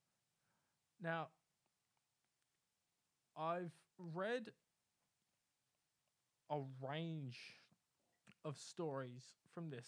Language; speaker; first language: English; native; English